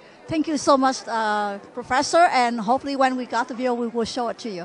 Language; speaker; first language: English; non-native, fluent; Vietnamese